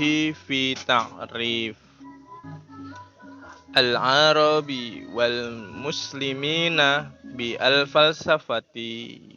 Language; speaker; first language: Arabic; non-native, learner; Indonesian